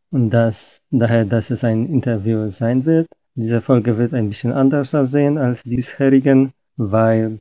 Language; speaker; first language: German; non-native, fluent; Polish